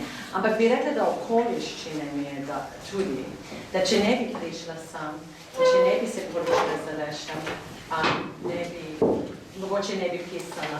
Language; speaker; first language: Slovenian; non-native, fluent; English